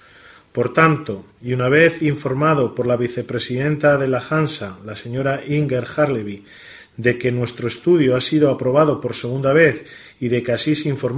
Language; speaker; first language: Spanish; native; Spanish